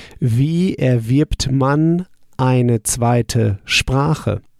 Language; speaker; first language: German; non-native, fluent; English